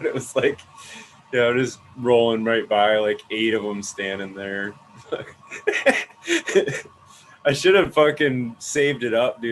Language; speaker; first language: English; native; English